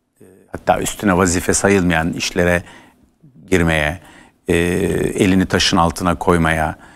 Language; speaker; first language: Turkish; native; Turkish